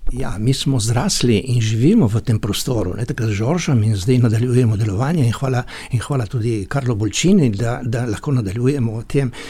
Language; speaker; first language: Slovenian; native; Slovenian